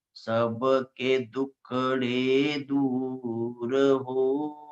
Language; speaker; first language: Hindi; non-native, local second language; Marathi